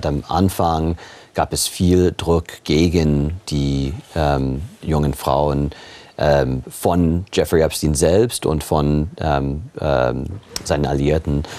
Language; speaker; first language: German; non-native, fluent; English